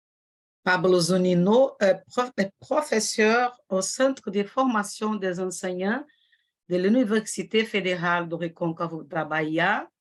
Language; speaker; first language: French; non-native, fluent; Portuguese